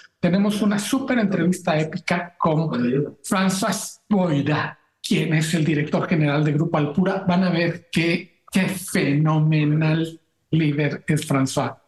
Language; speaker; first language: Spanish; native; Spanish